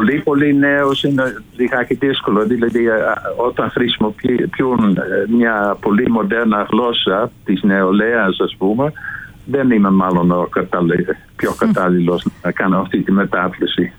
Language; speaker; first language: Greek; non-native, fluent; Dutch